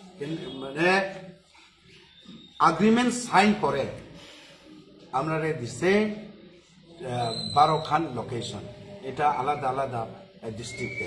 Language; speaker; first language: Bangla; non-native, local second language; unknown